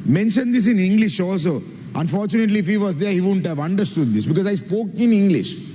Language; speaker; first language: English; non-native, local second language; Sinhala